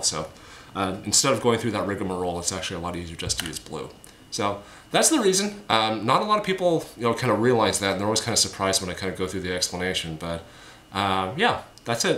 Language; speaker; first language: English; native; English